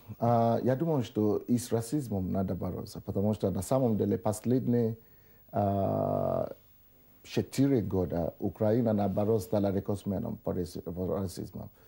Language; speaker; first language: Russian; non-native, fluent; Yoruba